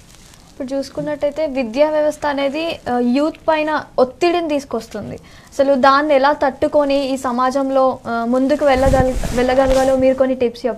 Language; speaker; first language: Telugu; native; Telugu